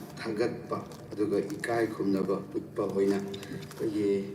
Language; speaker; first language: Manipuri; non-native, local second language; Rongmei Naga